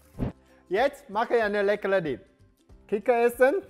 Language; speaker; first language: German; non-native, learner; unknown